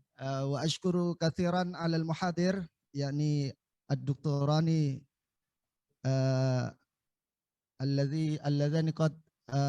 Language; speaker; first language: Arabic; non-native, fluent; Indonesian